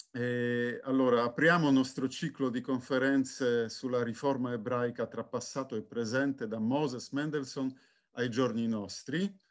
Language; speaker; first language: Italian; non-native, fluent; Polish